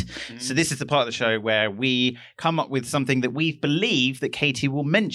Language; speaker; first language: English; native; English